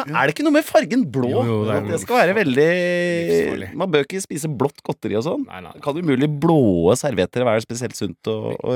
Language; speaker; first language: Norwegian; native; Norwegian